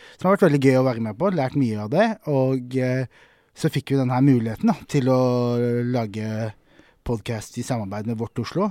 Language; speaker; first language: Norwegian; native; Norwegian